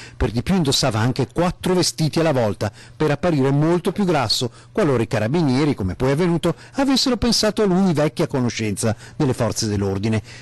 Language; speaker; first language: Italian; native; Italian